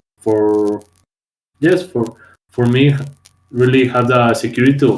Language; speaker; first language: English; non-native, learner; Spanish